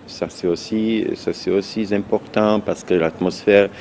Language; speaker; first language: French; non-native, fluent; Czech